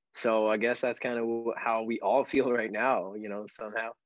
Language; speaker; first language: English; non-native, fluent; French